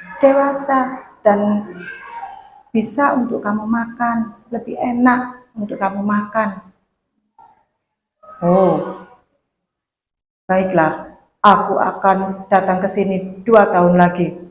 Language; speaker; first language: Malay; non-native, local second language; Javanese